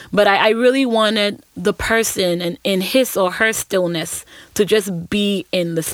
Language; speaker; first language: English; non-native, local second language; Akan